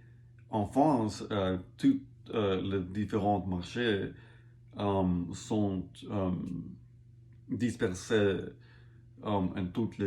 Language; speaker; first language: French; non-native, learner; English